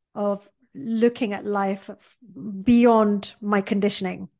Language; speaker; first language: English; early bilingual, other home language; Gujarati